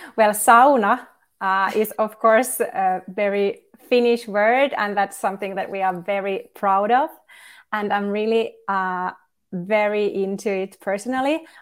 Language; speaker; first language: English; non-native, fluent; Finnish